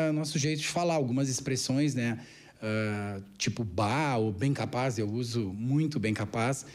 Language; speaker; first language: Portuguese; native; Portuguese